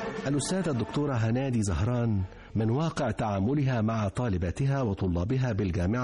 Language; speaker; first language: Arabic; native; Arabic